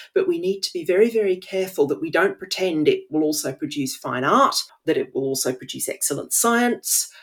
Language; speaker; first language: English; native; English